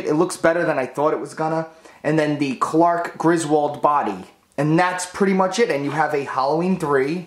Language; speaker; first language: English; native; English